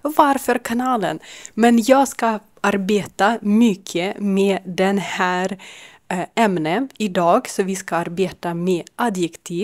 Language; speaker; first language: Swedish; non-native, learner; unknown